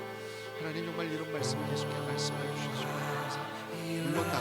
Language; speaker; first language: Korean; native; Korean